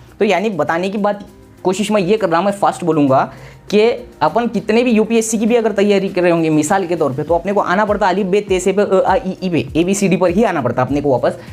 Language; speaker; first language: Hindi; non-native, local second language; Urdu